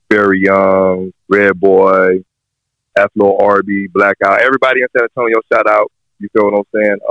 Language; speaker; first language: English; native; English